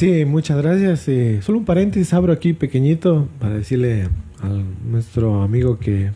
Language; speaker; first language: Spanish; native; Spanish